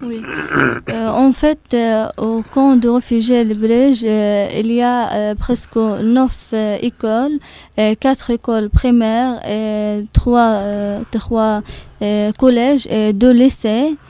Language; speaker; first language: French; non-native, learner; Arabic